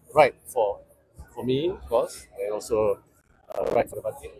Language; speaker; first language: English; non-native, local second language; Malay